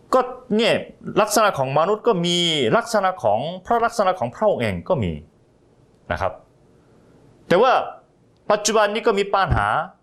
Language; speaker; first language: Thai; non-native, fluent; Korean